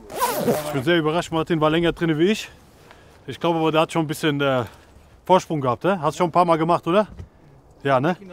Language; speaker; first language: German; native; German